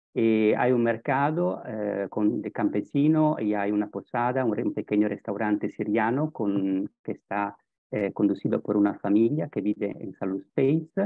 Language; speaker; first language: Spanish; non-native, fluent; Italian